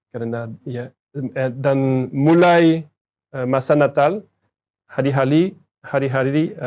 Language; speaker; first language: Indonesian; non-native, learner; French